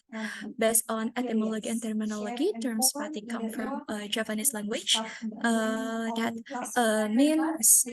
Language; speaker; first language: English; non-native, learner; Indonesian